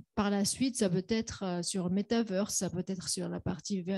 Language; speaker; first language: French; non-native, local second language; Arabic